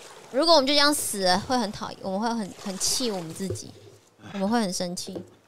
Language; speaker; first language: Chinese; native; Chinese